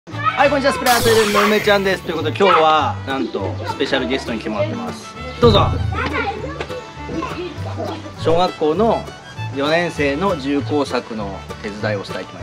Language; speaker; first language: Japanese; native; Japanese